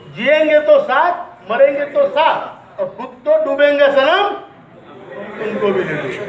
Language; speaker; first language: Hindi; non-native, local second language; Marathi